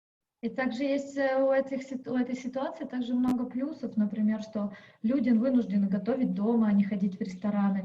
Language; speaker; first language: Russian; native; Russian